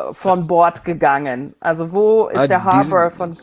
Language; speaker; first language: German; native; German